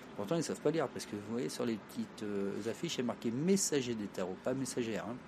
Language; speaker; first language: French; native; French